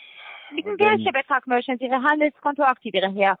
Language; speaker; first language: German; non-native, learner; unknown